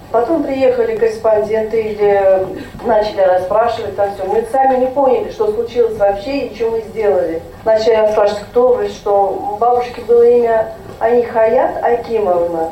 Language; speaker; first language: Russian; non-native, local second language; Tatar